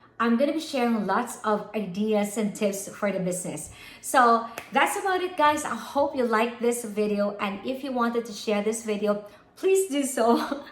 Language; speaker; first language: English; non-native, local second language; Filipino